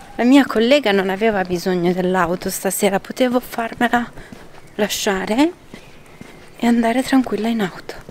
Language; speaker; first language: Italian; early bilingual, other home language; Romanian